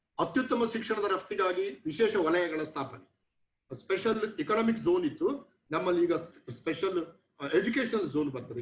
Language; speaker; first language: Kannada; non-native, local second language; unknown